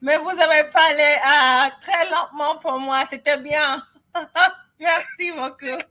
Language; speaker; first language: French; non-native, learner; English